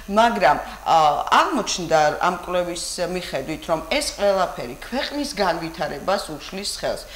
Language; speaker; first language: Georgian; native; Georgian